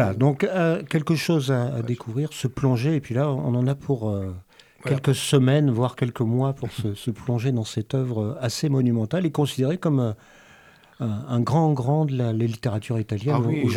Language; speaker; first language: French; native; French